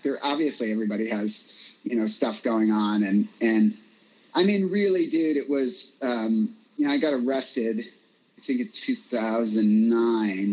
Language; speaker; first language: English; native; English